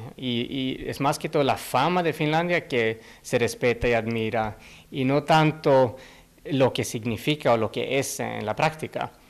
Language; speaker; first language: Spanish; non-native, fluent; Finnish